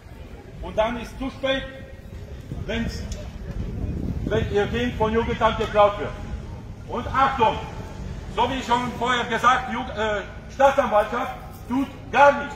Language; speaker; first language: German; non-native, fluent; Romanian